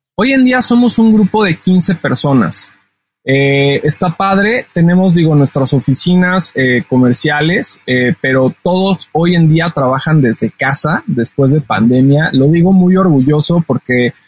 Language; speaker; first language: Spanish; native; Spanish